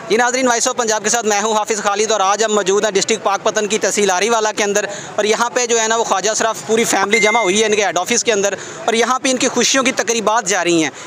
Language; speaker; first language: Urdu; non-native, local second language; Punjabi